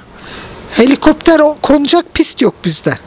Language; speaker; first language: Turkish; native; Turkish